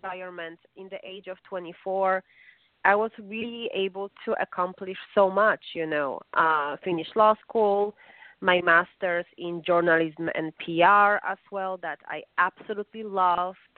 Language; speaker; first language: English; non-native, fluent; Polish